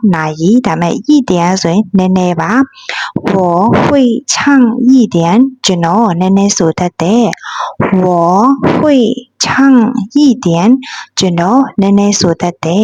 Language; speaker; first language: Chinese; non-native, fluent; Burmese